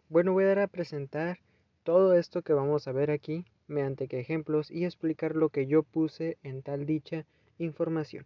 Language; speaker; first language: Spanish; native; Spanish